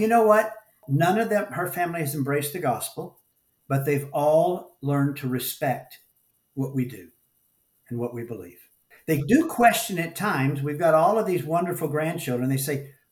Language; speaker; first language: English; native; English